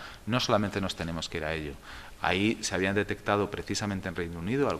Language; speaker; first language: Spanish; native; Spanish